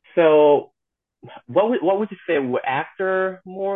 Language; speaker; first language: English; non-native, fluent; Korean